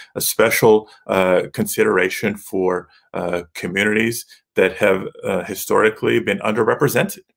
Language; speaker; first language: English; early bilingual, other home language; Spanish